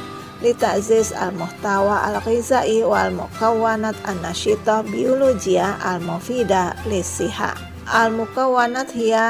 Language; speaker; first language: Arabic; non-native, fluent; Indonesian